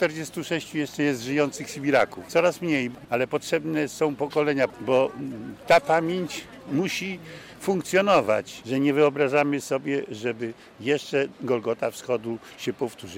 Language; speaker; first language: Polish; native; Polish